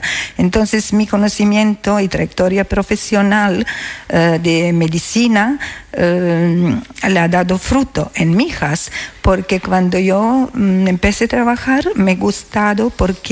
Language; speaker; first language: Spanish; non-native, fluent; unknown